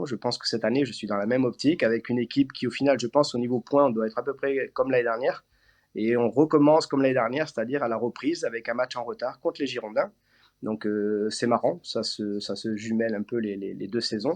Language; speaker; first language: French; native; French